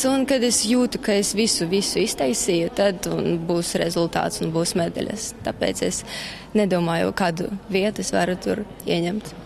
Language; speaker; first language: Latvian; non-native, local second language; Russian